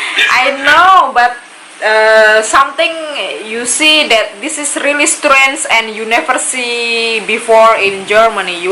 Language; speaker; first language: English; non-native, learner; Indonesian